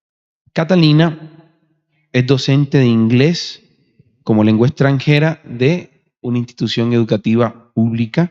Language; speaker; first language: Spanish; native; Spanish